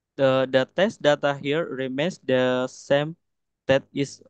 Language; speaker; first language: English; non-native, learner; Indonesian